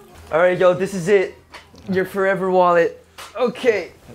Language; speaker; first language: English; early bilingual, other home language; Korean